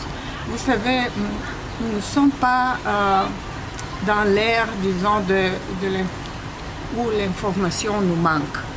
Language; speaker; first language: French; non-native, fluent; Bulgarian